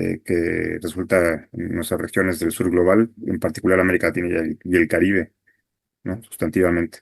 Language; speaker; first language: Spanish; native; Spanish